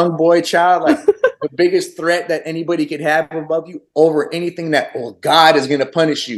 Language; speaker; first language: English; early bilingual, other home language; Arabic